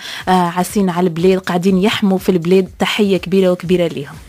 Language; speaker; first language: Arabic; native; Arabic